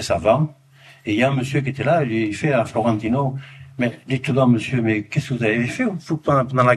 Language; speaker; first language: French; native; French